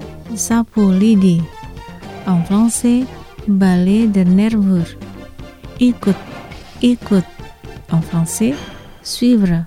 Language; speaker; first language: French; non-native, fluent; Indonesian